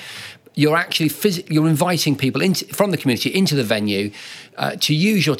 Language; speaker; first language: English; native; English